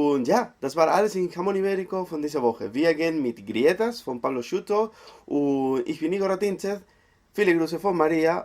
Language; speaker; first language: German; non-native, fluent; Spanish